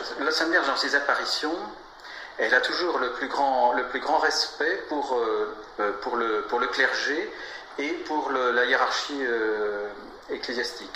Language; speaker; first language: French; native; French